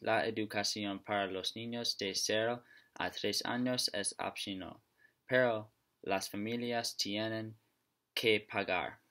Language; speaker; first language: Spanish; non-native, learner; English